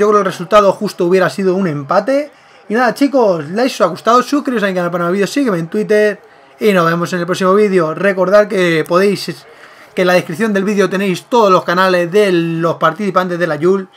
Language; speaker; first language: Spanish; native; Spanish